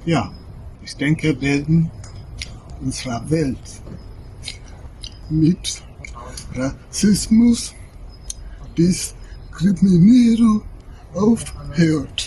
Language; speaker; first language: German; non-native, learner; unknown